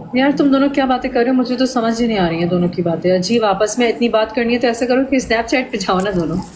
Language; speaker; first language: Urdu; native; Urdu